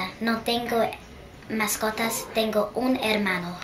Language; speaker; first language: Spanish; non-native, learner; English